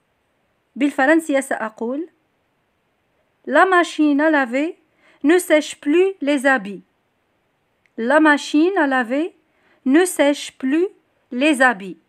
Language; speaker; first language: French; non-native, local second language; Arabic